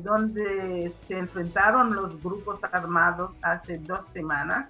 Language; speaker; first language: Spanish; non-native, fluent; Haitian Creole